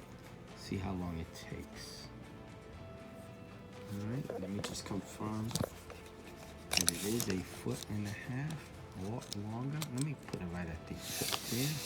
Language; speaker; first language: English; native; English